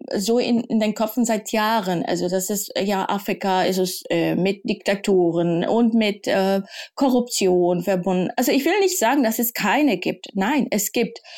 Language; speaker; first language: German; non-native, fluent; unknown